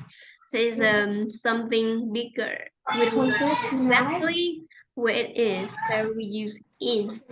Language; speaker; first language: English; non-native, fluent; Vietnamese